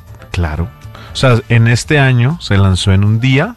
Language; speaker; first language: Spanish; native; Spanish